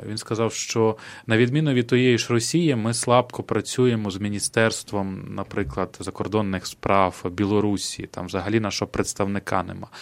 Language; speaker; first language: Ukrainian; native; Ukrainian